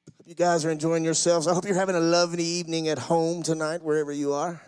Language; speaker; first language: English; native; English